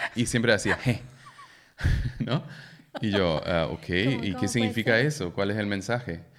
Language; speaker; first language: Spanish; non-native, fluent; German